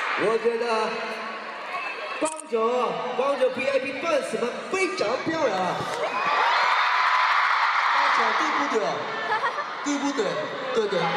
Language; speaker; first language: Chinese; non-native, learner; Korean